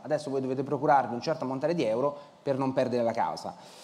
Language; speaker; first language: Italian; native; Italian